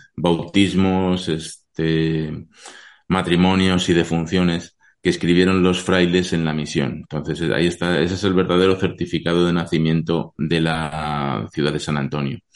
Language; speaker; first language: Spanish; native; Spanish